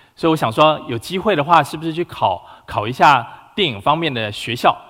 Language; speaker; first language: Chinese; native; Chinese